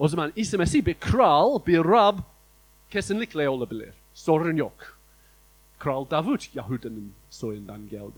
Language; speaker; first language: Turkish; non-native, fluent; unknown